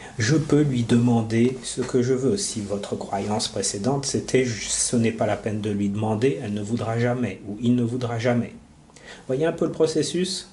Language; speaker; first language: French; native; French